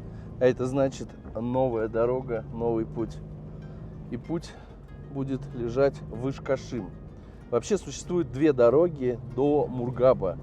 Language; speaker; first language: Russian; native; Russian